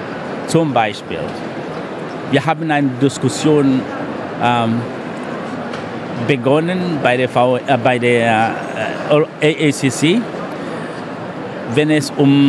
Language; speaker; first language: German; non-native, fluent; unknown